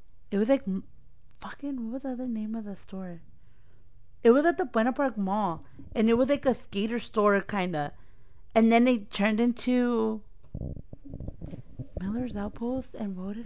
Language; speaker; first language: English; early bilingual, other home language; Spanish